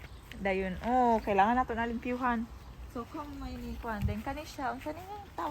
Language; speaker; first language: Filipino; non-native, local second language; Cebuano